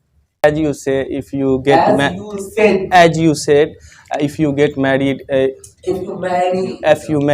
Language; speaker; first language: English; non-native, learner; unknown